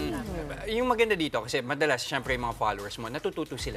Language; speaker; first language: Filipino; native; Filipino